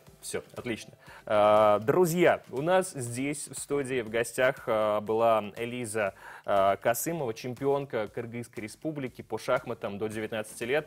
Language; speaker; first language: Russian; native; Russian